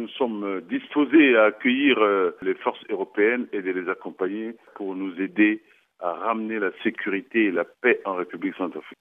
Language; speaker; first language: French; non-native, local second language; Sango